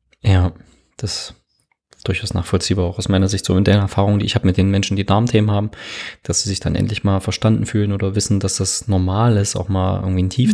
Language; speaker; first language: German; native; German